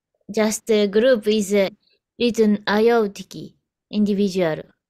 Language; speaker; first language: English; non-native, learner; Japanese